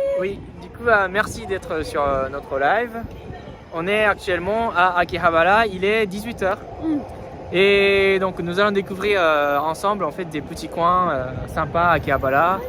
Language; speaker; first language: French; non-native, fluent; Japanese